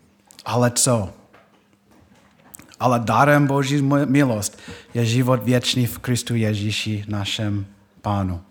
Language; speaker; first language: Czech; non-native, fluent; English